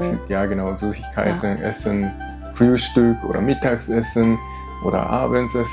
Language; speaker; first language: German; non-native, fluent; Japanese